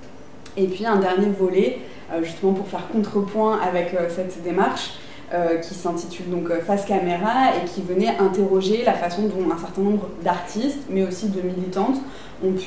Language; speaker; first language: French; native; French